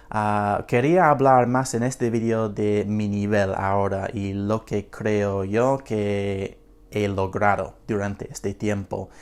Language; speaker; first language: Spanish; non-native, fluent; English